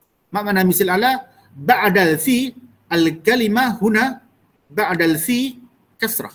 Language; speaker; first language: Arabic; non-native, fluent; Malay